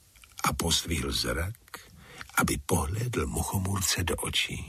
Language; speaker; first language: Czech; native; Czech